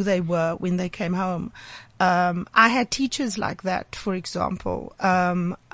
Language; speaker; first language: English; native; English